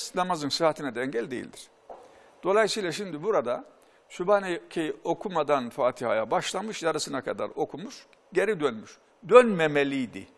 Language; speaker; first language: Turkish; native; Turkish